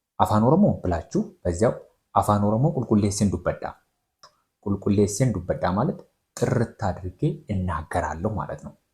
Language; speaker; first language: Amharic; non-native, local second language; Oromo